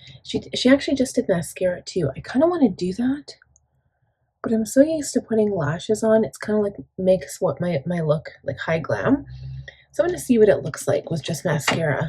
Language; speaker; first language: English; native; English